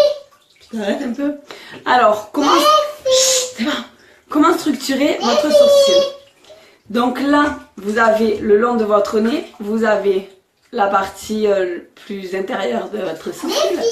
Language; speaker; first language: French; native; French